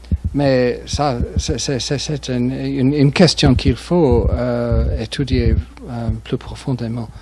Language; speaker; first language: French; non-native, fluent; English